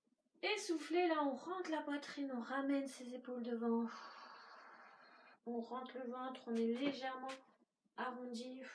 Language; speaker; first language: French; native; French